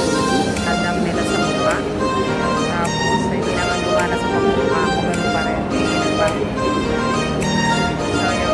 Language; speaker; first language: Filipino; native; Filipino